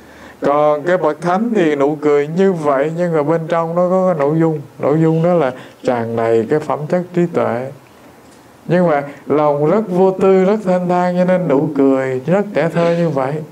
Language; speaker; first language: Vietnamese; native; Vietnamese